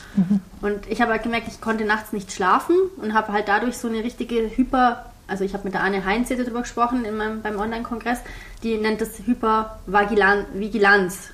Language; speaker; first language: German; early bilingual, heritage; German